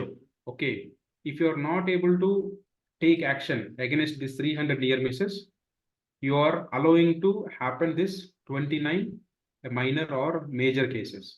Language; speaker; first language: English; non-native, local second language; Telugu